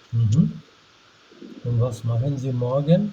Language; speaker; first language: German; non-native, fluent; Bangla